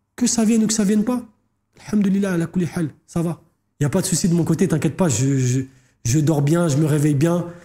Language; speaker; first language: French; native; French